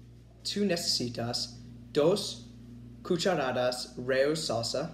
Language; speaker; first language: Spanish; non-native, learner; English